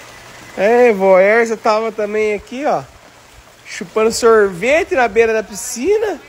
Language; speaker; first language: Portuguese; native; Portuguese